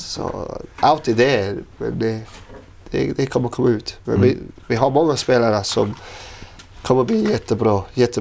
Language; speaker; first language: Swedish; non-native, learner; English